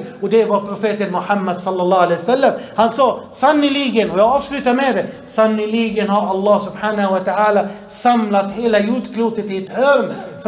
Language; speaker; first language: Swedish; early bilingual, other home language; Arabic